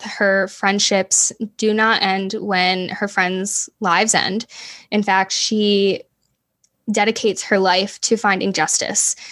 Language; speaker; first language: English; native; English